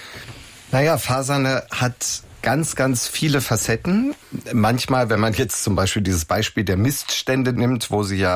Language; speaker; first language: German; native; German